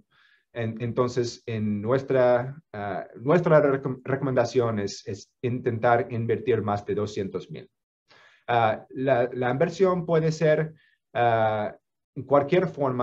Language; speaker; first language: Spanish; non-native, fluent; English